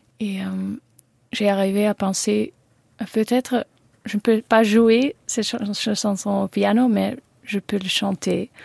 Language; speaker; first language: French; non-native, learner; Dutch